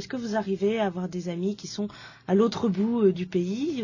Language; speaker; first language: French; native; French